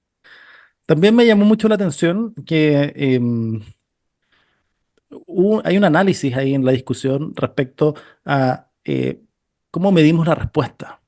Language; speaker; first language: Spanish; native; Spanish